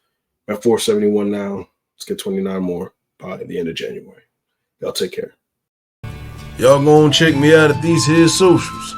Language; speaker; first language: English; native; English